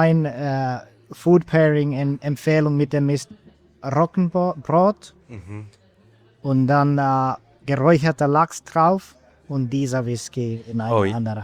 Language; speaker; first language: German; non-native, fluent; Finnish